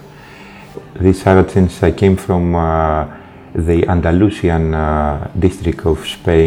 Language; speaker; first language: English; non-native, fluent; Greek